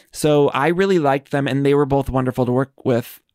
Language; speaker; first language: English; native; English